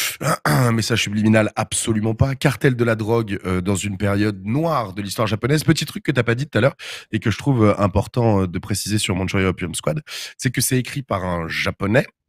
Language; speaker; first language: French; native; French